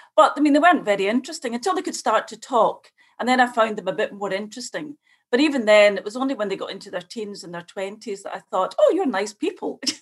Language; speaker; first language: English; native; English